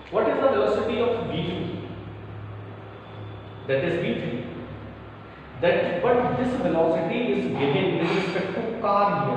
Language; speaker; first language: English; non-native, local second language; Hindi